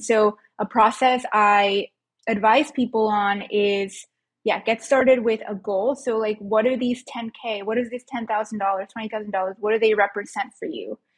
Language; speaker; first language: English; early bilingual, other home language; Spanish